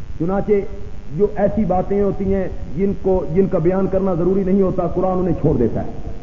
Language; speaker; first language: Urdu; non-native, local second language; Punjabi